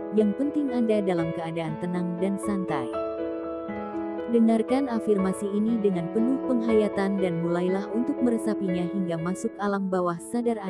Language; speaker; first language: Indonesian; native; Indonesian